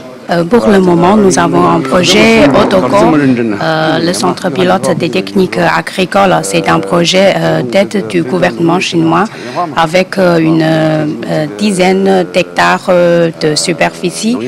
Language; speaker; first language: French; non-native, fluent; Chinese